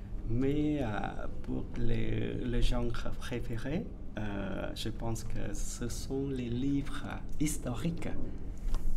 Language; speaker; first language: French; non-native, fluent; Vietnamese